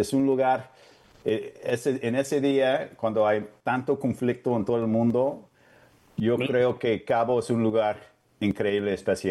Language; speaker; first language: Spanish; non-native, fluent; English